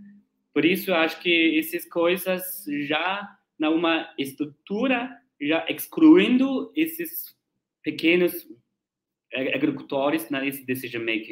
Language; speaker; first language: Portuguese; non-native, learner; Chinese